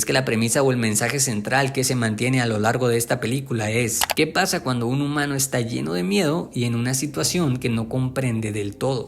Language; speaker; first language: Spanish; native; Spanish